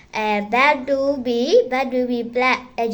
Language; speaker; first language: English; non-native, learner; Burmese